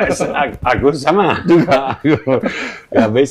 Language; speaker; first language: Indonesian; non-native, learner; Spanish